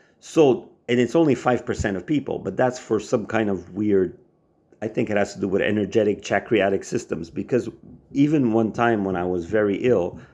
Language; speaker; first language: English; non-native, local second language; French